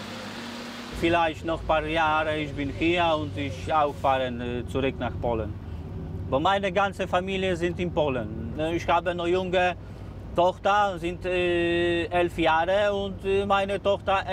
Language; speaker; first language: German; non-native, learner; Polish